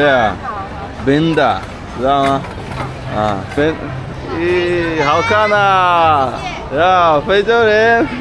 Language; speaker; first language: Chinese; non-native, learner; Rundi